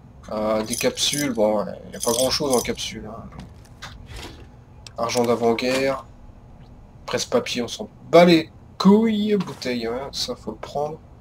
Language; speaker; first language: French; native; French